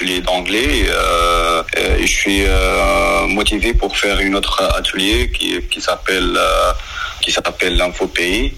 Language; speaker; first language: French; non-native, local second language; Arabic